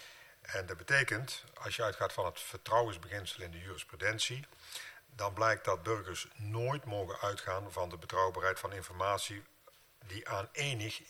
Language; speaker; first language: Dutch; native; Dutch